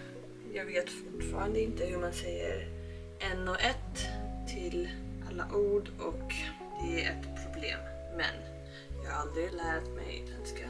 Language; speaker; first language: Swedish; early bilingual, heritage; Korean